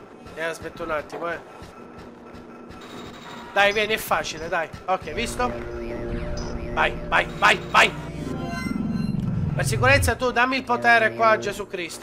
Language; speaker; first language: Italian; native; Italian